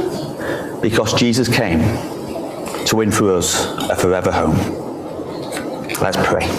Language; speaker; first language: English; native; English